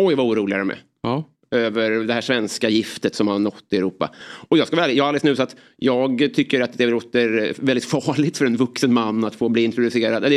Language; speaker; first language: Swedish; native; Swedish